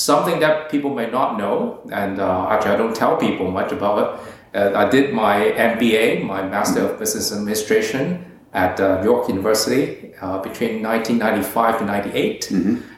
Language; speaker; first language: English; non-native, local second language; Cantonese